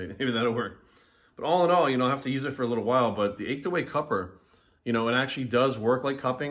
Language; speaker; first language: English; native; English